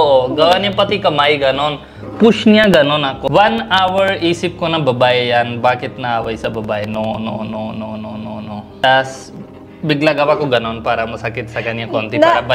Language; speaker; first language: Filipino; non-native, learner; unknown